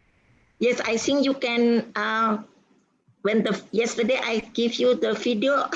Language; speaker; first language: English; non-native, fluent; Indonesian